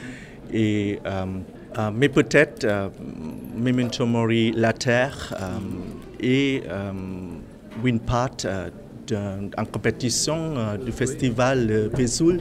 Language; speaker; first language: French; non-native, learner; Vietnamese